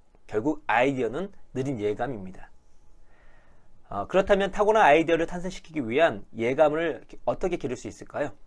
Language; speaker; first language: Korean; native; Korean